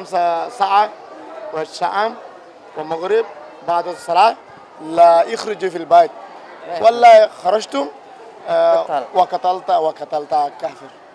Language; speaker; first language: Arabic; non-native, learner; Rohingya